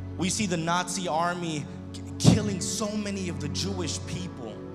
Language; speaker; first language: English; early bilingual, other home language; Spanish